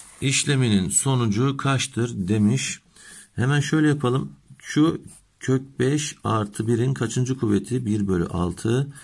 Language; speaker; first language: Turkish; native; Turkish